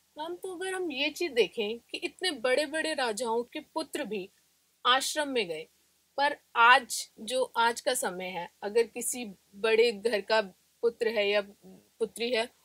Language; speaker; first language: Hindi; native; Hindi